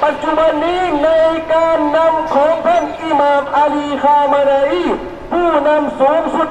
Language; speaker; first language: Thai; native; Thai